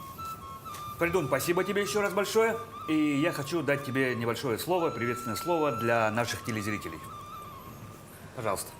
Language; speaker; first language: Russian; native; Russian